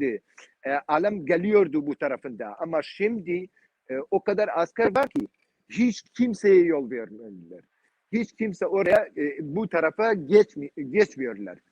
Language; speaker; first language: Turkish; non-native, learner; Kurdish